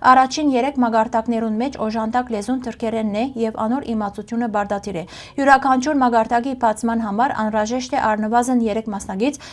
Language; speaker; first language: Armenian; early bilingual, heritage; Armenian